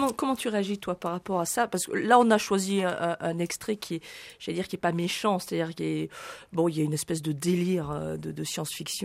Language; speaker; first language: French; native; French